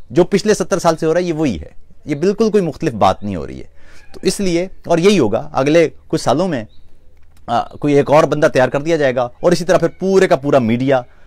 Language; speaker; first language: Urdu; non-native, local second language; Punjabi